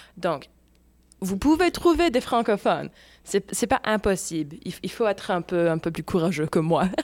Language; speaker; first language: French; non-native, fluent; English